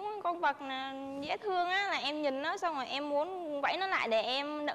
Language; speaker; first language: Vietnamese; native; Vietnamese